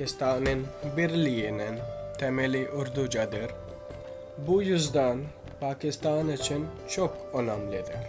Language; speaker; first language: Turkish; non-native, learner; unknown